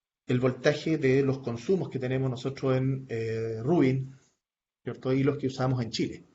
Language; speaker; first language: Spanish; native; Spanish